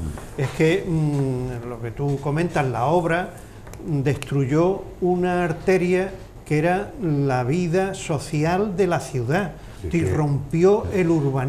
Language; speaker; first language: Spanish; native; Spanish